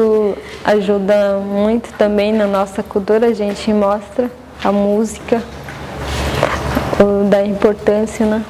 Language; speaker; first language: Portuguese; non-native, local second language; Guarani